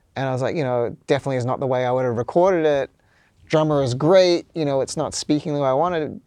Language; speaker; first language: English; native; English